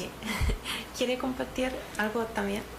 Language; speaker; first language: Spanish; non-native, learner; English